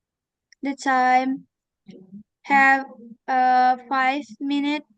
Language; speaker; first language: English; non-native, learner; Indonesian